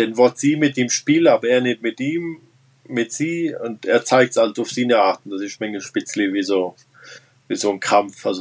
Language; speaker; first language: German; non-native, local second language; Romansh